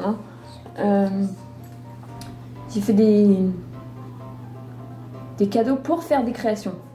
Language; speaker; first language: French; native; French